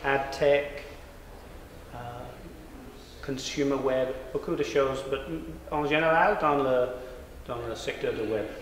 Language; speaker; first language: French; non-native, learner; English